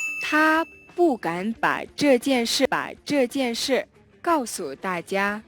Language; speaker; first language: Chinese; non-native, learner; Mongolian